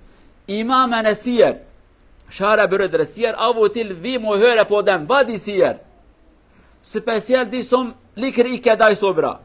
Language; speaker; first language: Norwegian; non-native, learner; Central Kurdish